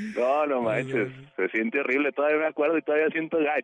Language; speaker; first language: Spanish; native; Spanish